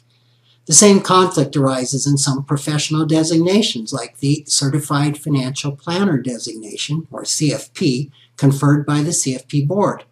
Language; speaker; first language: English; native; English